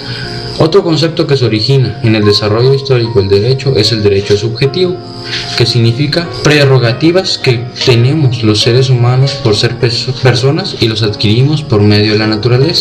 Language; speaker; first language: Spanish; native; Spanish